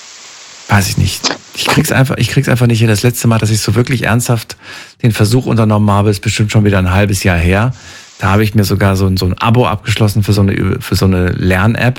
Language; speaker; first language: German; native; German